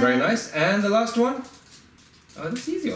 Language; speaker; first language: English; native; English